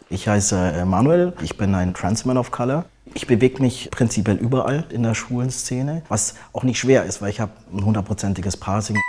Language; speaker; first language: German; native; German